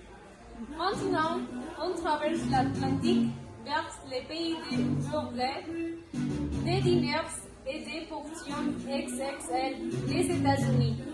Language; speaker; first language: French; non-native, learner; Spanish